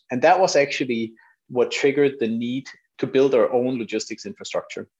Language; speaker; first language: English; non-native, fluent; Danish